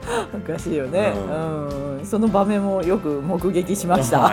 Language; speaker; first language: Japanese; native; Japanese